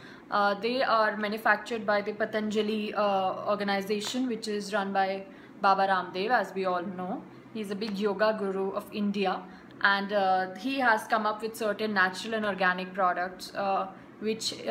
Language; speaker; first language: English; non-native, local second language; Hindi